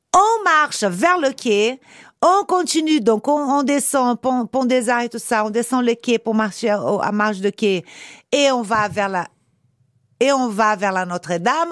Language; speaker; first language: French; non-native, fluent; Portuguese